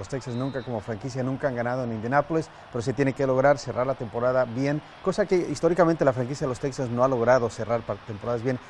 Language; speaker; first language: Spanish; native; Spanish